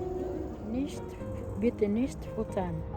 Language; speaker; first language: German; non-native, fluent; Waray